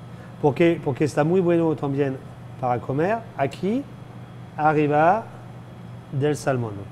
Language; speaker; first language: Spanish; non-native, fluent; French